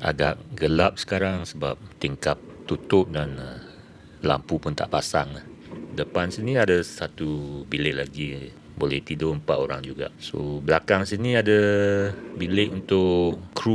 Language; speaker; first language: Malay; native; Malay